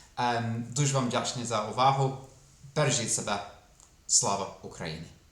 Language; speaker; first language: Ukrainian; non-native, fluent; English